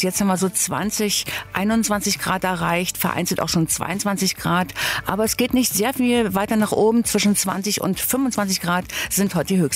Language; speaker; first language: German; native; German